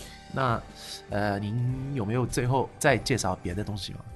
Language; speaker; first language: Chinese; non-native, fluent; Japanese